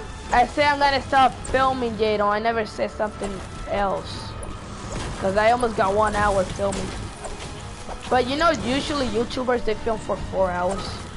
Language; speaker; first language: English; early bilingual, other home language; Spanish